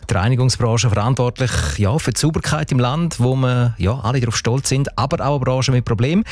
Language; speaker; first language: German; native; German